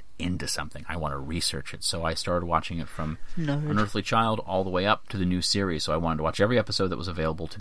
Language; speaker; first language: English; native; English